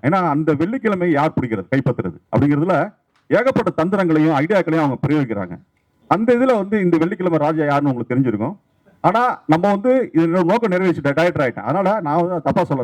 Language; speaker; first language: Tamil; native; Tamil